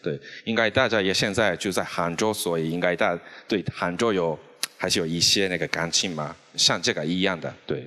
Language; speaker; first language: Chinese; non-native, fluent; Japanese